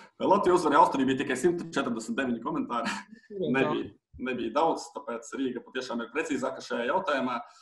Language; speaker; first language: Latvian; non-native, local second language; Russian